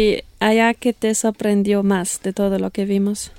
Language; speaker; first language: Spanish; non-native, fluent; German